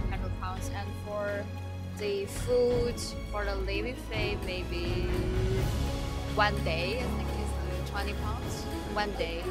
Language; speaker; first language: English; non-native, fluent; Chinese